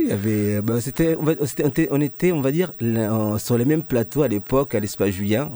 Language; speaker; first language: French; early bilingual, other home language; Ngazidja Comorian